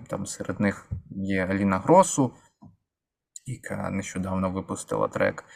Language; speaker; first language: Ukrainian; native; Ukrainian